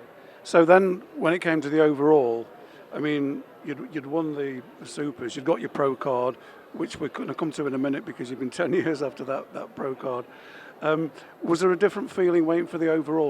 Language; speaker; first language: English; native; English